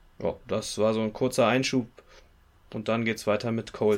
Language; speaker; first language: German; native; German